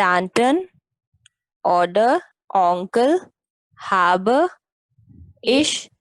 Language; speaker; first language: German; non-native, learner; Hindi